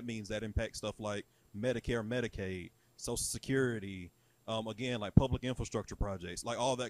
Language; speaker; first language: English; native; English